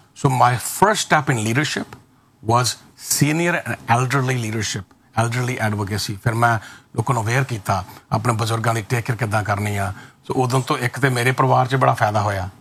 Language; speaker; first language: Punjabi; early bilingual, heritage; Punjabi